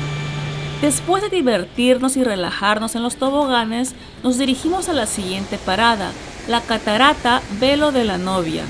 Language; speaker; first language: Spanish; native; Spanish